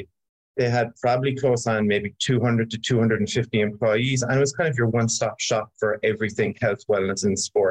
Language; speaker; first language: English; native; English